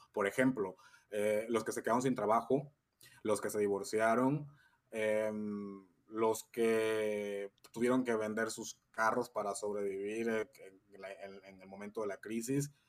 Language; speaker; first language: Spanish; native; Spanish